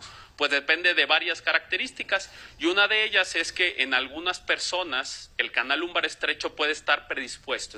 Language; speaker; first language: Spanish; native; Spanish